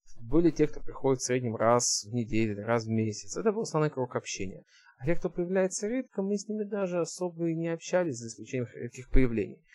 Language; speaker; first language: Russian; early bilingual, heritage; Russian